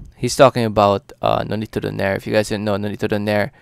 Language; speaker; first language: English; early bilingual, other home language; Filipino